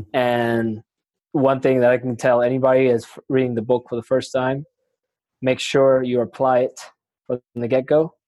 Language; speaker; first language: English; non-native, fluent; Spanish